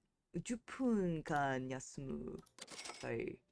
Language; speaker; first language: Japanese; non-native, learner; English